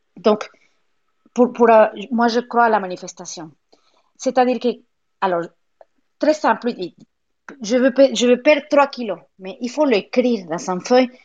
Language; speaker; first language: French; non-native, fluent; Spanish